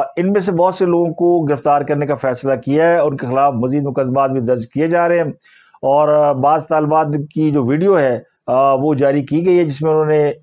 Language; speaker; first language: Urdu; native; Urdu